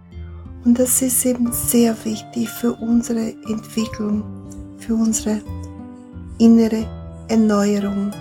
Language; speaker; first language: German; non-native, fluent; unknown